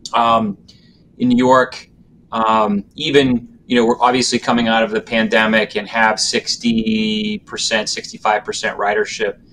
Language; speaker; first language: English; native; English